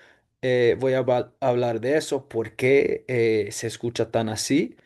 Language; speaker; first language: Spanish; non-native, fluent; English